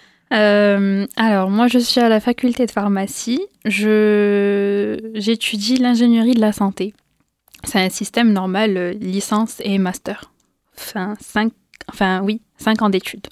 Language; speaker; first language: French; non-native, local second language; Arabic